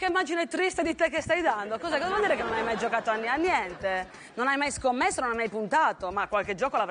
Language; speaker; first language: Italian; native; Italian